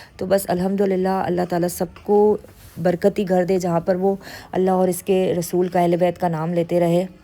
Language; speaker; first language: Urdu; native; Urdu